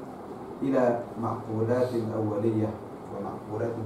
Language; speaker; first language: Arabic; non-native, learner; Malay